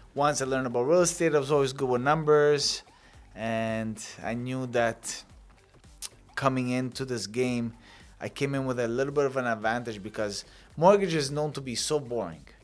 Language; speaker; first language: English; early bilingual, other home language; Italian